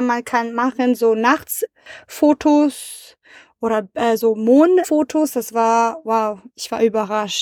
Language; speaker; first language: German; non-native, learner; French